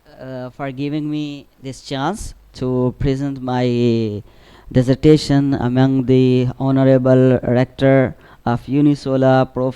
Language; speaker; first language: English; non-native, learner; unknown